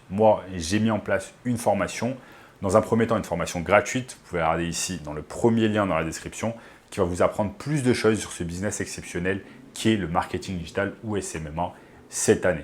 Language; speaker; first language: French; native; French